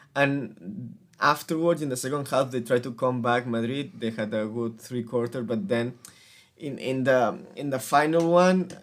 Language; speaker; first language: English; non-native, fluent; Spanish